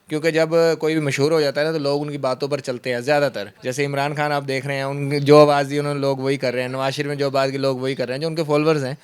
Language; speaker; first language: Urdu; non-native, local second language; Punjabi